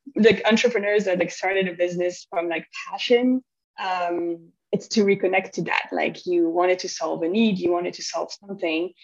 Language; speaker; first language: English; non-native, fluent; French